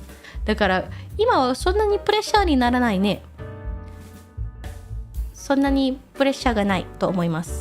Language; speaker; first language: Japanese; non-native, fluent; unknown